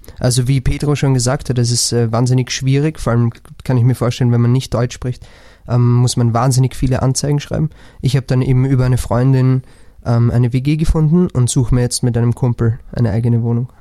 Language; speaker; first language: German; native; German